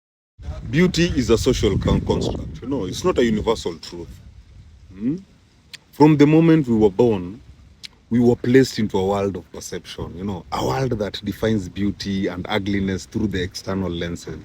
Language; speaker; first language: English; non-native, local second language; Swahili